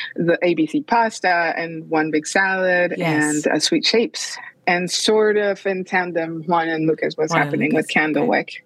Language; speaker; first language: English; non-native, fluent; Spanish